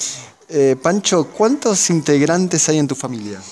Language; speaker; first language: Spanish; native; Spanish